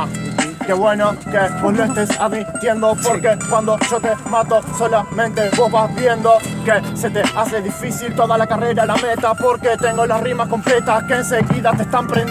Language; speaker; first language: Spanish; native; Spanish